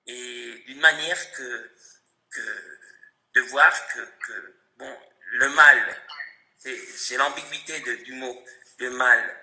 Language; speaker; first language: French; non-native, fluent; Spanish